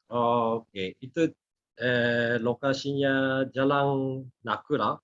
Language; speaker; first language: Indonesian; non-native, learner; Japanese